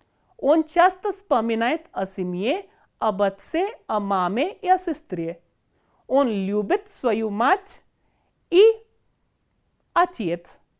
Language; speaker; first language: Russian; non-native, fluent; Hindi